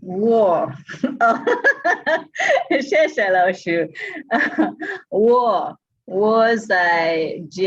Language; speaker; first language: Chinese; non-native, learner; English